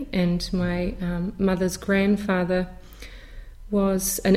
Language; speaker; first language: English; native; English